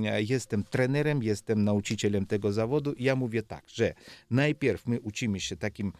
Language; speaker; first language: Polish; non-native, learner; Georgian